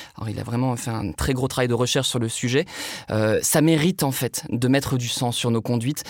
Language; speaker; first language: French; native; French